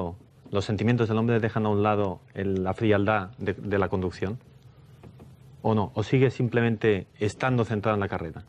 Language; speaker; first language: Spanish; native; Spanish